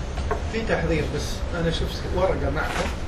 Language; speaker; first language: Arabic; native; Arabic